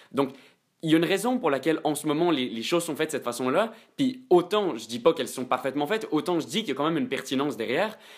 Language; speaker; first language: French; native; French